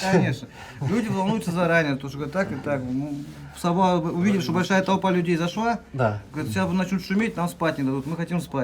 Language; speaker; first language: Russian; native; Russian